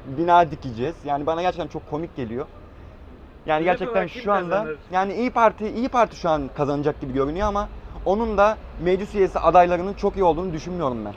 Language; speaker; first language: Turkish; native; Turkish